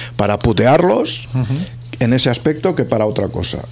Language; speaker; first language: Spanish; non-native, local second language; Catalan